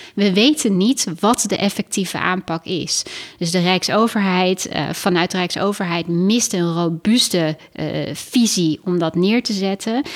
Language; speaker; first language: Dutch; native; Dutch